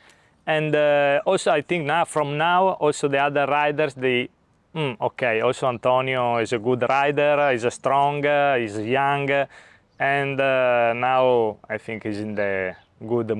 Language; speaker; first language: English; non-native, learner; Italian